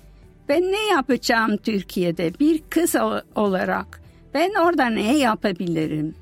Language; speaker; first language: Turkish; non-native, fluent; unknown